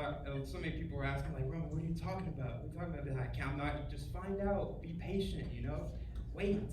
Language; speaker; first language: English; native; English